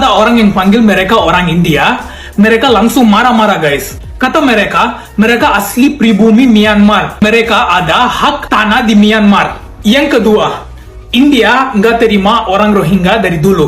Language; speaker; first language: Indonesian; non-native, fluent; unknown